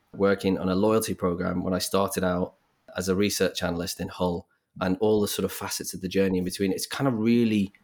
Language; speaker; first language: English; native; English